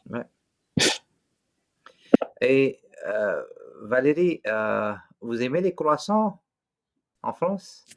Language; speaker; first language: French; non-native, fluent; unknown